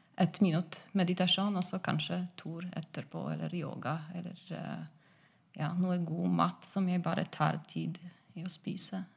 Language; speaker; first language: Norwegian; non-native, fluent; Polish